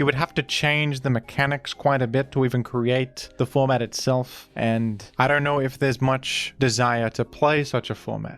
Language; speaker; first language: English; native; English